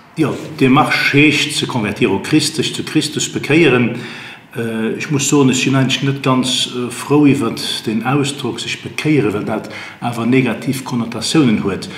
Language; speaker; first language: Luxembourgish; native; Luxembourgish